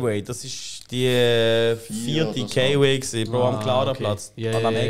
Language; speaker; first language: German; native; German